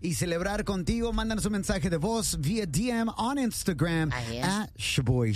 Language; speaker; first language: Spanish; early bilingual, other home language; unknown